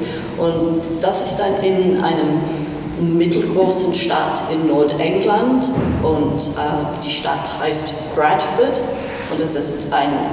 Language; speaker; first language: German; non-native, fluent; English